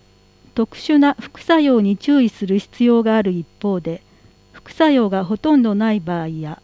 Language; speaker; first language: Japanese; native; Japanese